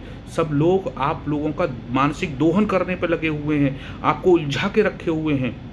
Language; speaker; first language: Hindi; native; Hindi